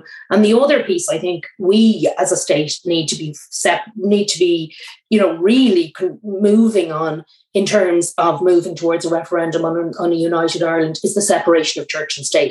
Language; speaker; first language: English; native; English